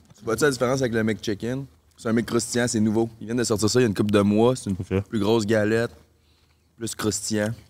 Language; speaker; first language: French; native; French